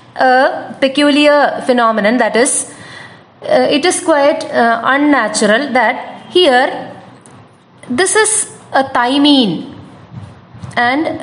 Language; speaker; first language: English; non-native, local second language; Malayalam